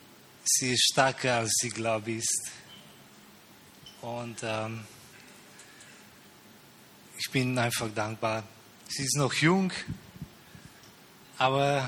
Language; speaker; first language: German; non-native, learner; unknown